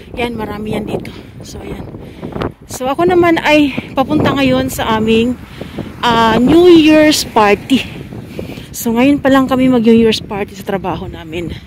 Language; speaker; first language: Filipino; native; Filipino